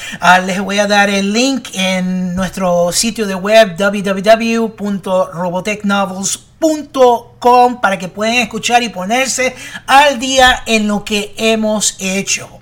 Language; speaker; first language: Spanish; early bilingual, heritage; Spanish